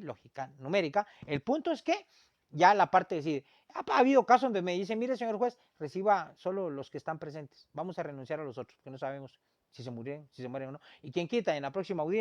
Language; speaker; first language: Spanish; native; Spanish